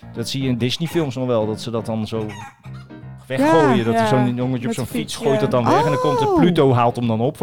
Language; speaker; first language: Dutch; native; Dutch